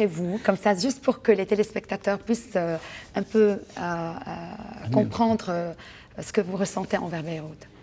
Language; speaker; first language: French; non-native, local second language; Arabic